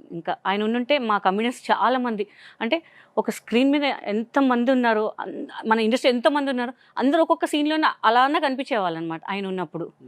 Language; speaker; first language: Telugu; non-native, local second language; Hindi